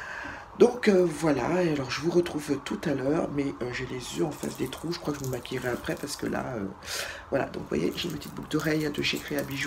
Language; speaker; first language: French; native; French